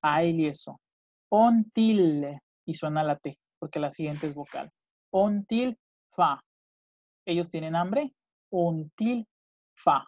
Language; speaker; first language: Spanish; native; Spanish